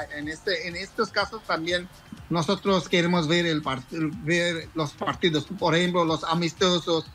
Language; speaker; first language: Spanish; non-native, learner; Bangla